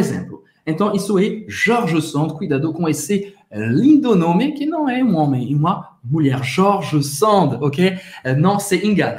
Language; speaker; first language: Portuguese; non-native, fluent; French